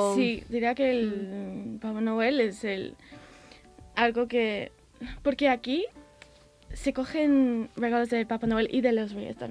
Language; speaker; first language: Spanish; early bilingual, heritage; English